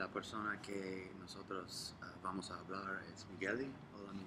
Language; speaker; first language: Spanish; non-native, learner; English